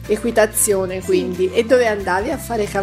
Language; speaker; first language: Italian; native; Italian